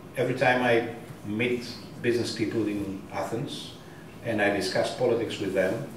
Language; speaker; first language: English; non-native, fluent; Greek